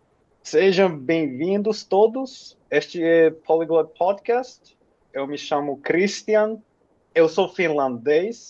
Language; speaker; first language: Portuguese; non-native, fluent; Finnish